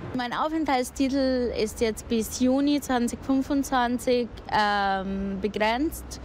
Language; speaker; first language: German; non-native, fluent; Arabic